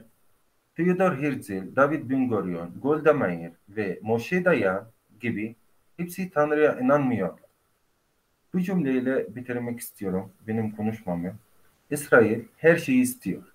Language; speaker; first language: Turkish; non-native, fluent; Arabic